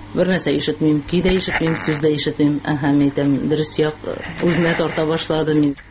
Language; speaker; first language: Tatar; native; Tatar